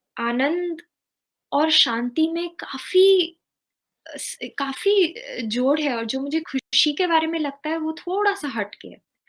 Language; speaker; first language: Hindi; native; Hindi